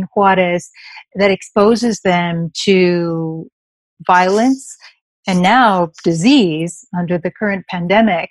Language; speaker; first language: English; native; English